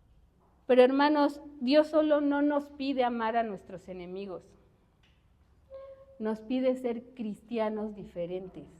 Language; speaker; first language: Spanish; native; Spanish